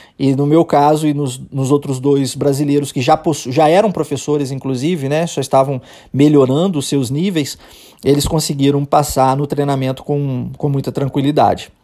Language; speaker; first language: Portuguese; early bilingual, heritage; Portuguese